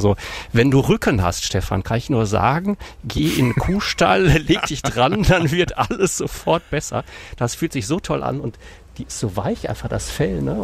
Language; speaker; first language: German; native; German